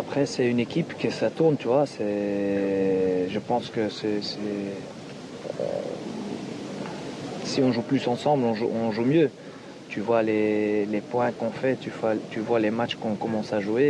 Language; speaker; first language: French; non-native, local second language; Dutch